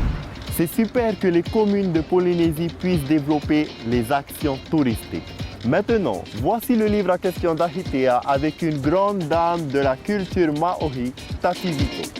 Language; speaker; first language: French; native; French